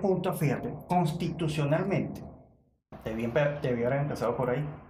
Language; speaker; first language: Spanish; native; Spanish